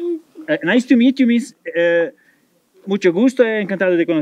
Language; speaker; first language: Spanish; non-native, learner; Serbian